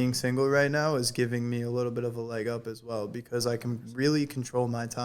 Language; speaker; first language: English; native; English